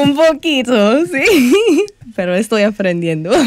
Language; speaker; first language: Spanish; non-native, learner; English